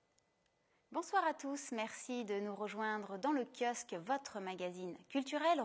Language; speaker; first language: French; native; French